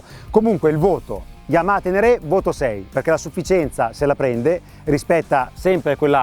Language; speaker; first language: Italian; native; Italian